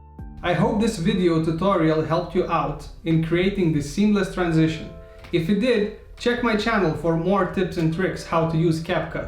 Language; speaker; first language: English; non-native, fluent; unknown